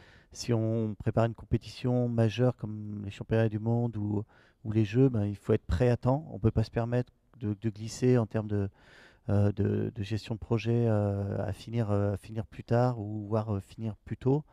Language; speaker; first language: French; native; French